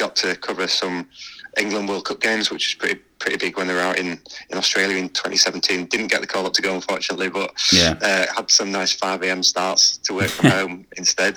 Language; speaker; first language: English; native; English